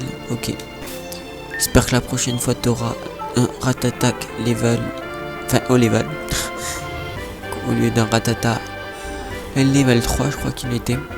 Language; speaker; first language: French; native; French